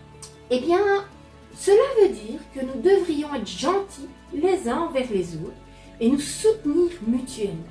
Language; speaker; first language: French; native; French